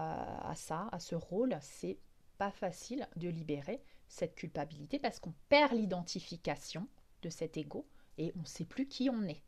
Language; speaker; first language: French; native; French